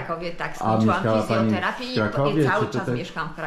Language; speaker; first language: Polish; native; Polish